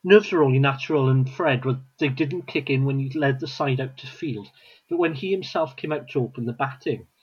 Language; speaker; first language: English; non-native, local second language; Welsh